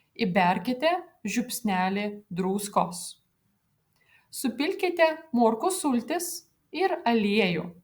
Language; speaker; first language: Lithuanian; non-native, fluent; Russian